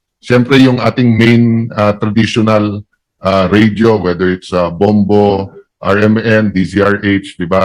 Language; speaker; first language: Filipino; native; Filipino